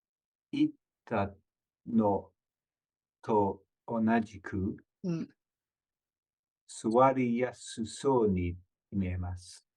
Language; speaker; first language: Japanese; non-native, learner; English